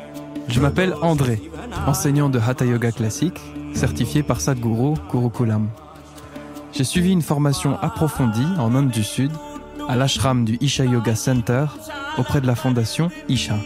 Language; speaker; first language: French; native; French